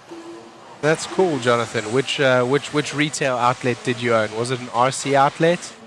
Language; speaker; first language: English; native; English